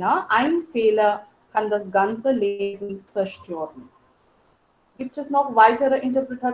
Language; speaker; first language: German; non-native, fluent; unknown